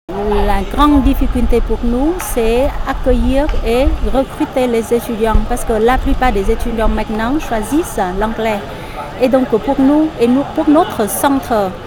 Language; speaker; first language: French; non-native, fluent; Vietnamese